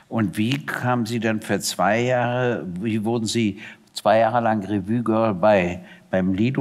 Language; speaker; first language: German; native; German